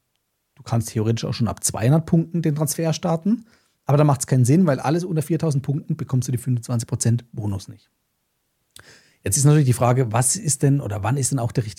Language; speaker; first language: German; native; German